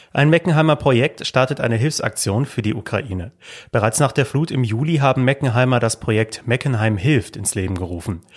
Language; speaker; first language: German; native; German